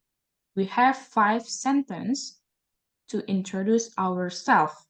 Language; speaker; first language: English; non-native, learner; Indonesian